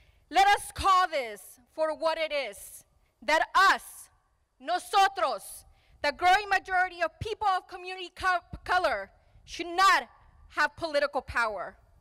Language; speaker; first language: English; early bilingual, other home language; Spanish